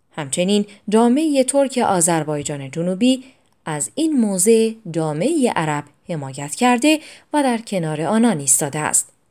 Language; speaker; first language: Persian; non-native, local second language; Azerbaijani